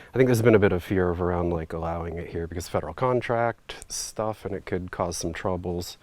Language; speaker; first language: English; native; English